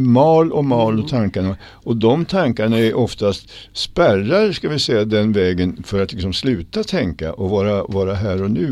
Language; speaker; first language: Swedish; native; Swedish